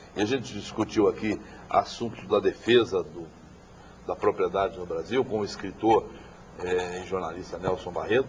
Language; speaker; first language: Portuguese; native; Portuguese